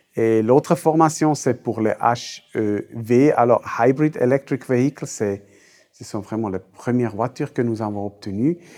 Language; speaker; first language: French; non-native, local second language; Swiss German